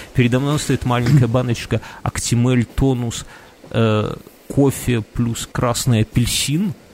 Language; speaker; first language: Russian; native; Russian